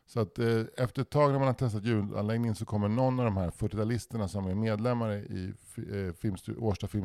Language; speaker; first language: Swedish; native; Swedish